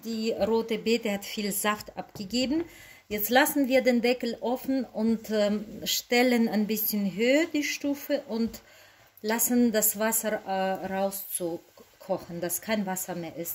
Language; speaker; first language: German; non-native, fluent; Russian